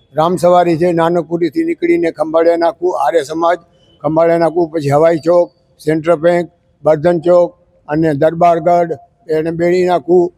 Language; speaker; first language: Gujarati; non-native, local second language; Sindhi